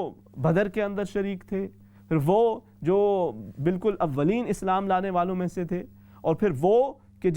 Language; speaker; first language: Urdu; native; Urdu